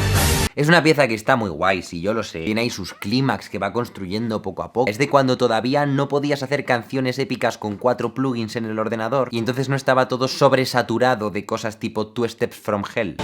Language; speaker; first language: Spanish; native; Spanish